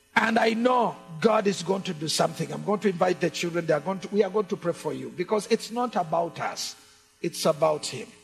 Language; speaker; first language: English; non-native, local second language; Ganda